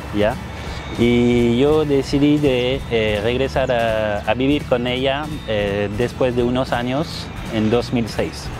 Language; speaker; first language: Spanish; non-native, fluent; French